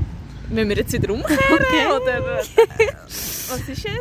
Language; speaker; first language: German; native; German